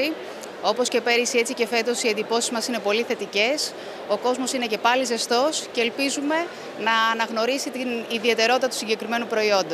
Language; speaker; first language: Greek; native; Greek